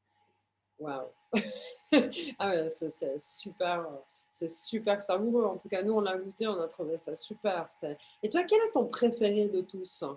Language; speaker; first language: French; native; French